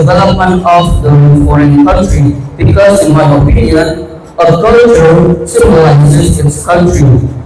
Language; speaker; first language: English; non-native, fluent; Indonesian